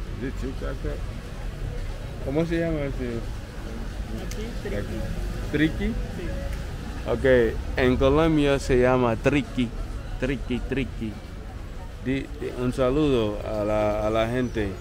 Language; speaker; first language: Spanish; non-native, learner; English